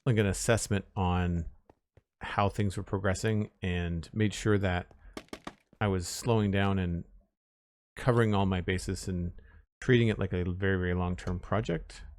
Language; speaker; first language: English; native; English